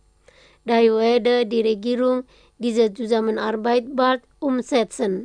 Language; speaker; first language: German; non-native, learner; Indonesian